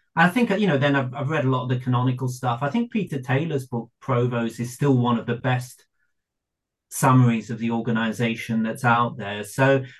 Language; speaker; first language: English; native; English